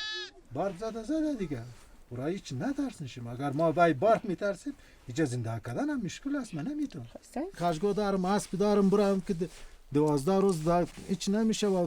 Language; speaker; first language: Persian; non-native, local second language; Kyrgyz